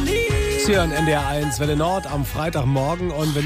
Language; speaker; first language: German; native; German